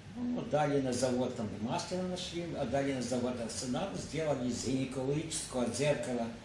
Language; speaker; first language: Russian; non-native, local second language; Ukrainian